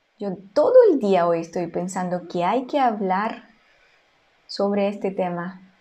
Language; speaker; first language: Spanish; non-native, fluent; Russian